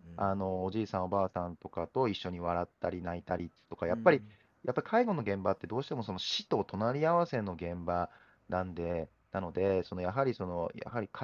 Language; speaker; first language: Japanese; native; Japanese